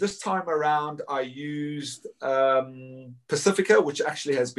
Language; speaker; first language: English; native; English